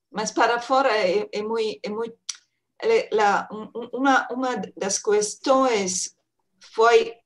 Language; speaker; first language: Portuguese; non-native, learner; French